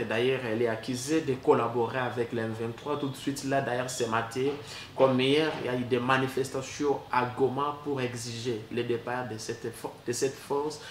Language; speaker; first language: French; non-native, local second language; Swahili